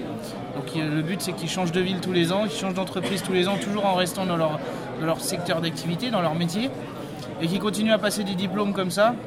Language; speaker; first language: French; native; French